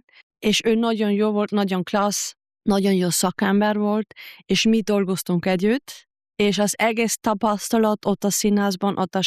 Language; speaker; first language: Hungarian; non-native, learner; German